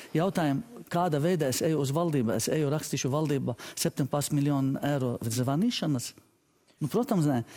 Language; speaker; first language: Latvian; non-native, fluent; Arabic